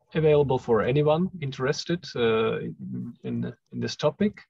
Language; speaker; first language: English; non-native, fluent; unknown